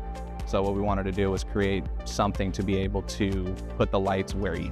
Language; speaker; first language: English; native; English